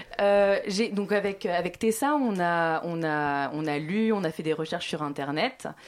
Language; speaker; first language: French; native; French